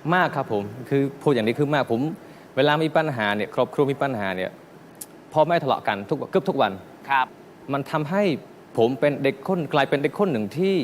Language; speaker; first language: Thai; non-native, fluent; Khmer